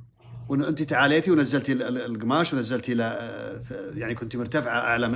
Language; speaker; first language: Arabic; native; Arabic